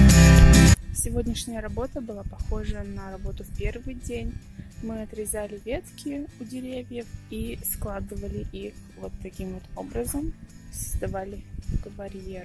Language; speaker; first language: Russian; native; Russian